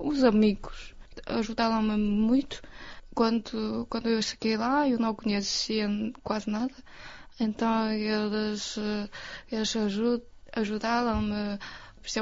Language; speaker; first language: Portuguese; non-native, learner; Chinese